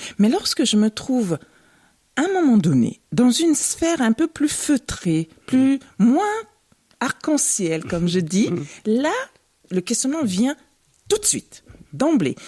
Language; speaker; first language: French; early bilingual, other home language; Bambara